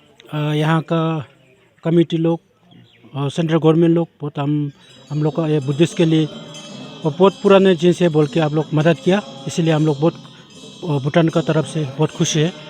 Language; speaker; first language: Hindi; non-native, learner; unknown